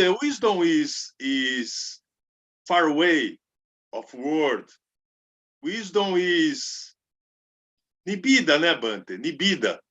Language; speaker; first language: English; non-native, learner; Portuguese